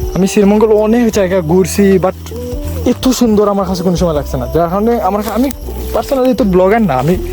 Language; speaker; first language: Bangla; non-native, local second language; Sylheti